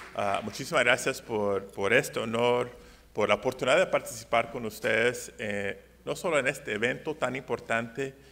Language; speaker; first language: Spanish; early bilingual, heritage; Spanish